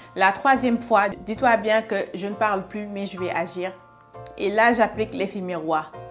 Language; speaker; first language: French; non-native, local second language; Wolof